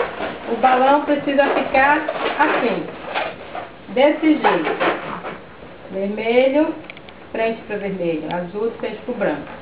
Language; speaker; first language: Portuguese; native; Portuguese